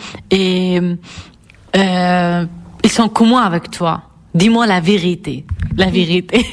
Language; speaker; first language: French; non-native, fluent; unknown